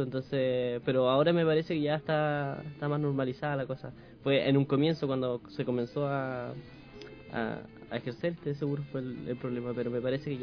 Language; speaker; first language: Spanish; native; Spanish